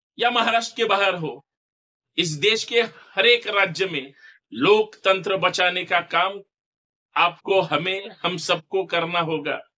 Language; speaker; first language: Hindi; non-native, local second language; Marathi